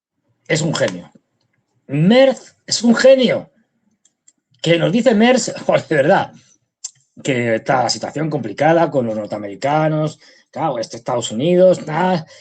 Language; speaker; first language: Spanish; native; Spanish